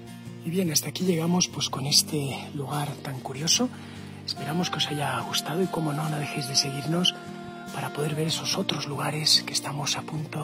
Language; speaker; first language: Spanish; native; Spanish